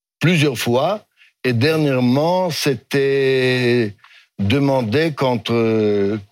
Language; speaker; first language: French; non-native, fluent; Hebrew